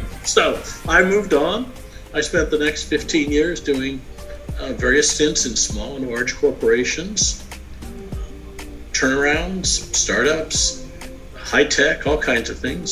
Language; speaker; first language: English; native; English